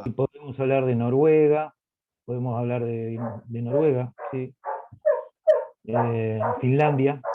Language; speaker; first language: Spanish; native; Spanish